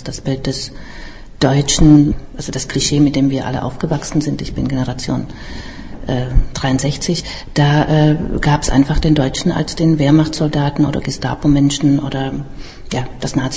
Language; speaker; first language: German; non-native, fluent; Czech